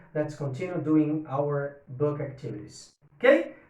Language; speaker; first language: English; non-native, fluent; Portuguese